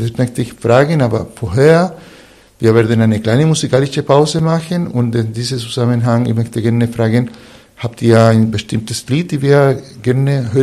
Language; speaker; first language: German; non-native, fluent; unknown